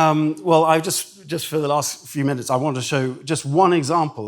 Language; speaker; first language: English; native; English